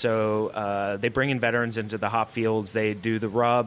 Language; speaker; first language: English; native; English